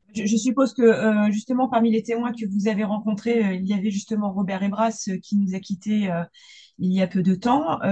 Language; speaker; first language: French; native; French